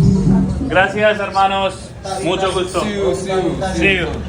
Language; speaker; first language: Spanish; non-native, learner; Hindi